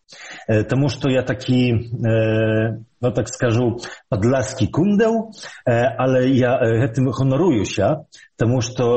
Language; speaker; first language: Belarusian; early bilingual, heritage; Polish